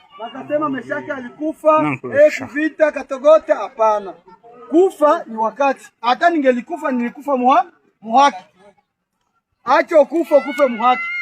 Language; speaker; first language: Swahili; native; Swahili